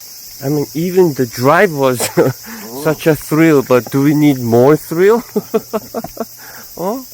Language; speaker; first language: English; non-native, fluent; Korean